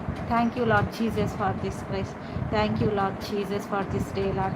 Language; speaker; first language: English; non-native, local second language; Telugu